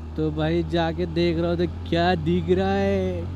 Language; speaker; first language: Hindi; non-native, local second language; Marathi